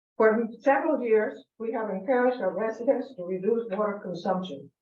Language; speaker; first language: English; non-native, fluent; Spanish